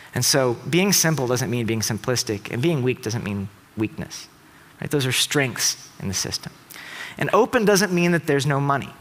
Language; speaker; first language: English; native; English